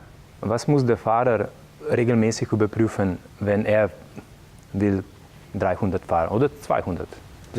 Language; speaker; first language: German; non-native, learner; Slovenian